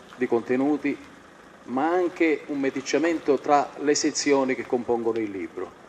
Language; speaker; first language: Italian; non-native, local second language; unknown